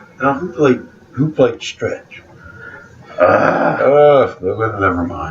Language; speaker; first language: English; native; English